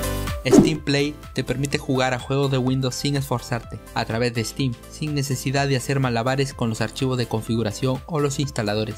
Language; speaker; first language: Spanish; native; Spanish